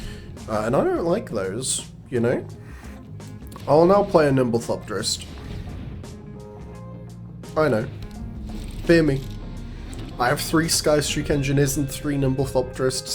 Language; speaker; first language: English; native; English